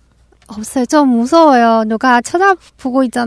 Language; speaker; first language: Korean; non-native, local second language; Chinese